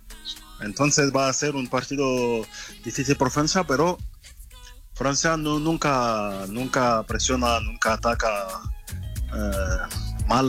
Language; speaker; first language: Spanish; non-native, learner; French